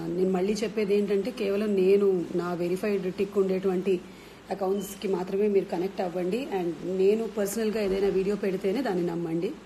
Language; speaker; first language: Telugu; non-native, local second language; Malayalam